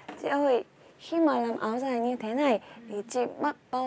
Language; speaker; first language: Vietnamese; non-native, fluent; Japanese